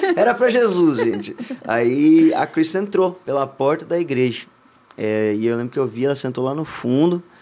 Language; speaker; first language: Portuguese; native; Portuguese